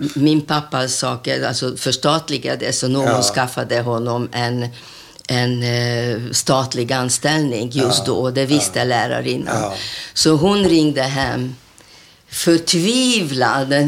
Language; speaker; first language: Swedish; non-native, fluent; Hungarian